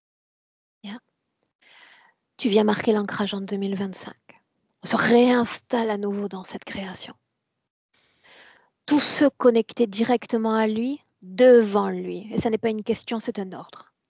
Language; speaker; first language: French; native; French